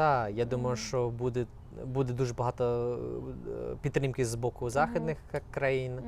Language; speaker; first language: Ukrainian; non-native, fluent; English